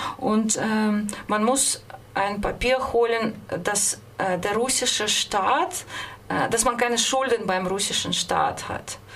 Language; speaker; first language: German; non-native, fluent; Russian